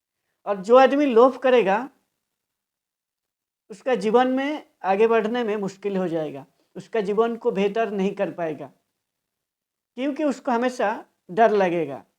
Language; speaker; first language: Hindi; non-native, local second language; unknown